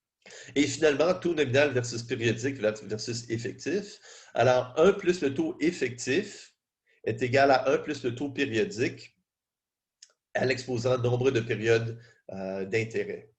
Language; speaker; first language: French; native; French